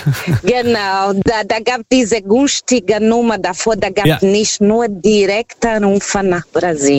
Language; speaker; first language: German; non-native, fluent; Portuguese